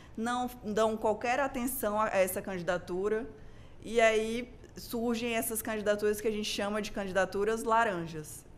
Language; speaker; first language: Portuguese; native; Portuguese